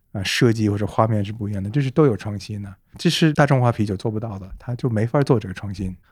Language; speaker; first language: Chinese; non-native, fluent; English